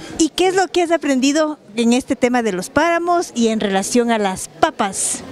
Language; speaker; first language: Spanish; native; Spanish